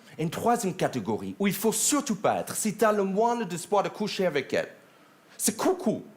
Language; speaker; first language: French; non-native, fluent; English